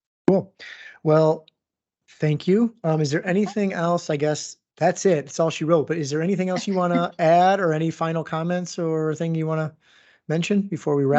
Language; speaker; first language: English; native; English